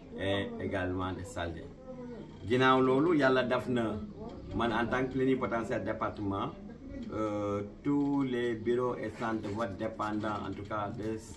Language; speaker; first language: Wolof; non-native, local second language; Fula